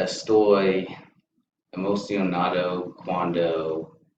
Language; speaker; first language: Spanish; non-native, learner; English